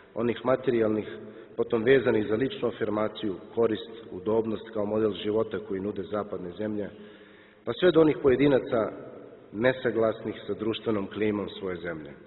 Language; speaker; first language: Serbian; native; Serbian